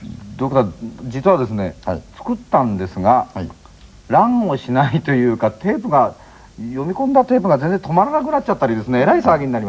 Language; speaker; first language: Japanese; native; Japanese